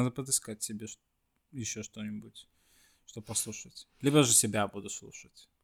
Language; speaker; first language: Russian; non-native, fluent; Swedish